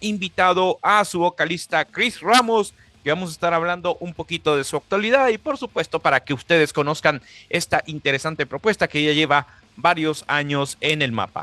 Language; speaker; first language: Spanish; native; Spanish